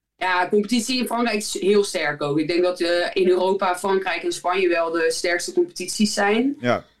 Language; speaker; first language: Dutch; native; Dutch